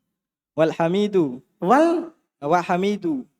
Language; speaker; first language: Arabic; non-native, learner; Indonesian